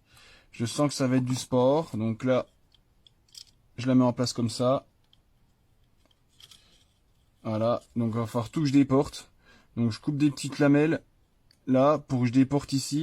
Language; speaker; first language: French; native; French